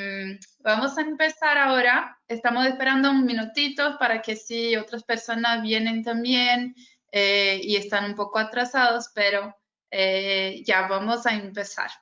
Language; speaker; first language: Spanish; non-native, fluent; Portuguese